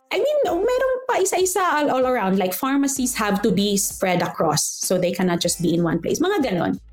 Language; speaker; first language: English; non-native, local second language; Aklanon